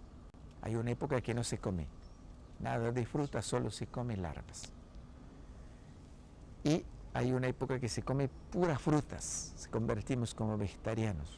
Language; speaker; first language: Spanish; non-native, local second language; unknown